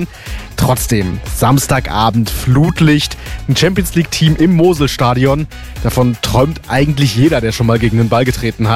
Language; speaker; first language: German; native; German